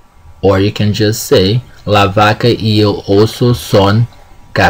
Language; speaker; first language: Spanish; non-native, fluent; Portuguese